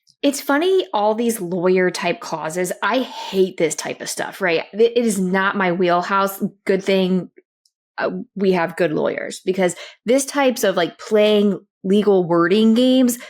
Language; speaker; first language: English; native; English